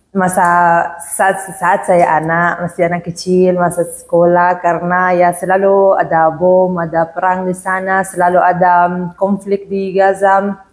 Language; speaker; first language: Indonesian; non-native, fluent; Arabic